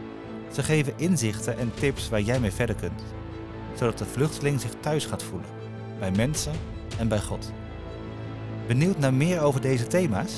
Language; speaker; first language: Dutch; native; Dutch